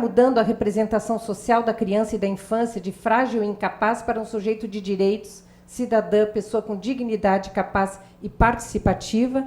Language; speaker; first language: Portuguese; native; Portuguese